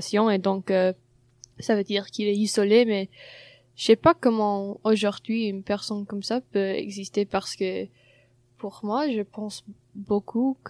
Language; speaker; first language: French; non-native, fluent; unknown